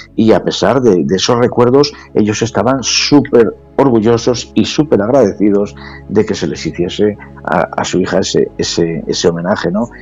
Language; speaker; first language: Spanish; native; Spanish